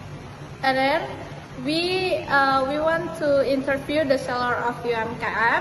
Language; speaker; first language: English; non-native, learner; Indonesian